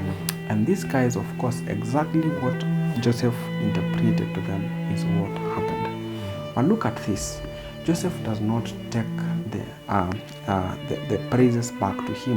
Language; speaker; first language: English; non-native, local second language; Swahili